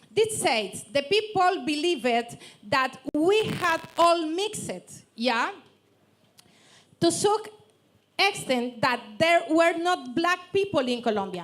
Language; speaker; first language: English; non-native, learner; Spanish